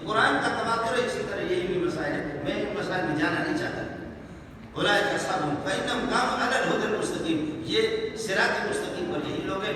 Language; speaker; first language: Urdu; non-native, local second language; Baluchi